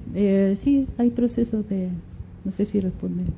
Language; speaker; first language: Spanish; native; Spanish